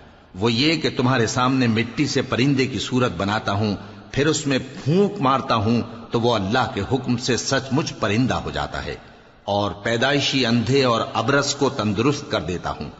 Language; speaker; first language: Urdu; native; Urdu